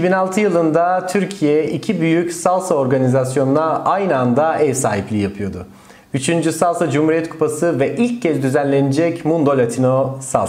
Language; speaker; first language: Turkish; native; Turkish